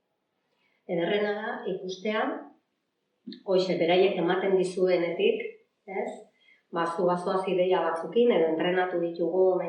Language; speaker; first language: Basque; native; Basque